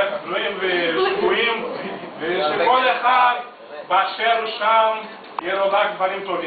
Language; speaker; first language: Hebrew; non-native, fluent; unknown